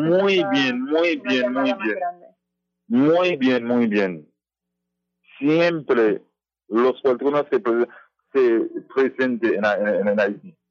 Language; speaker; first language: Spanish; non-native, fluent; Haitian Creole